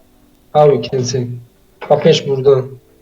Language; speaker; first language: English; non-native, learner; Tajik